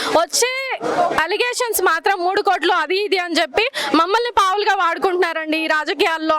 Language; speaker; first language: Telugu; native; Telugu